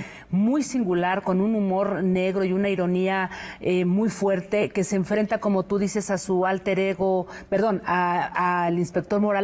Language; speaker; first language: Spanish; native; Spanish